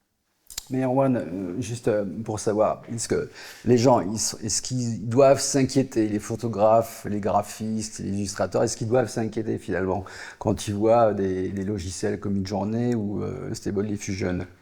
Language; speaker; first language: French; native; French